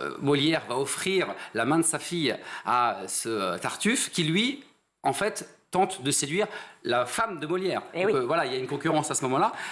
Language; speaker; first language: French; native; French